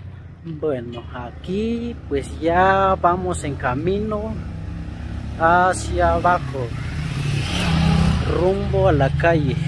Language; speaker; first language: Spanish; native; Spanish